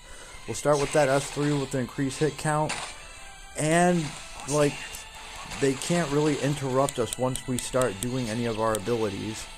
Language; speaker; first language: English; native; English